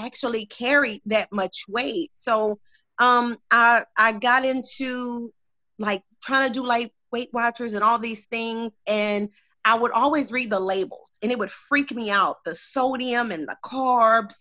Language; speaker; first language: English; native; English